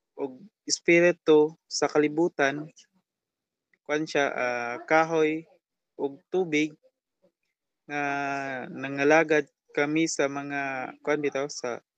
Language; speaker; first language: Cebuano; non-native, local second language; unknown